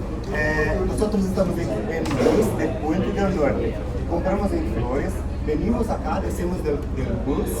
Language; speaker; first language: Spanish; non-native, learner; Portuguese